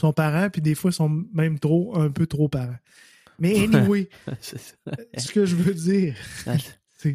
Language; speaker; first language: French; native; French